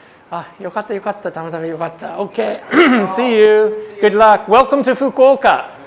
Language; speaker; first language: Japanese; non-native, fluent; English